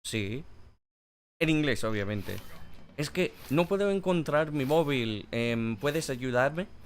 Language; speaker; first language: Spanish; non-native, learner; English